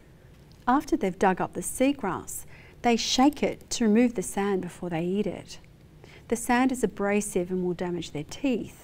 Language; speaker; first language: English; native; English